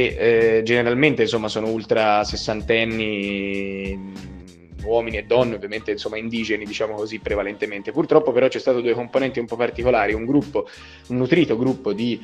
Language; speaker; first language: Italian; native; Italian